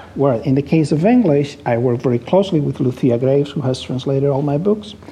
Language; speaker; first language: English; non-native, fluent; Spanish